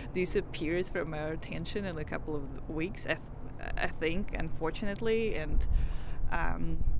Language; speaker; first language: English; non-native, fluent; Russian